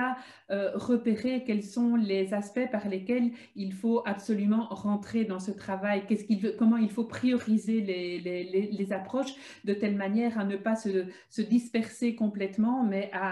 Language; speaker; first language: French; native; French